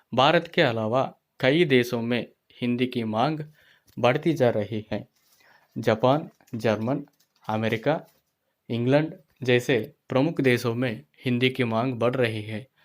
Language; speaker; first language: Hindi; non-native, local second language; Telugu